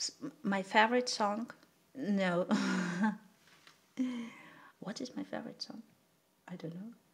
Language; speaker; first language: English; non-native, learner; Russian